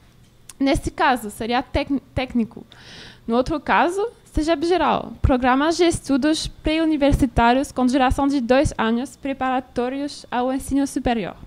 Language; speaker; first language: Portuguese; non-native, learner; French